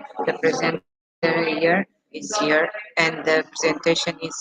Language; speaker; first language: English; non-native, fluent; Portuguese